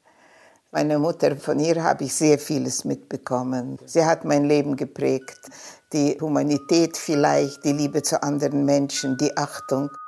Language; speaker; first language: German; non-native, fluent; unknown